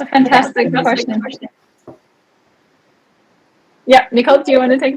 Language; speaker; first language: English; native; English